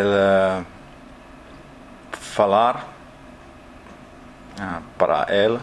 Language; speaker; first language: Spanish; non-native, learner; Portuguese